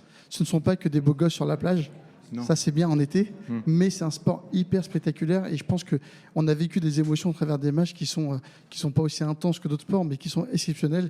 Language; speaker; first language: French; native; French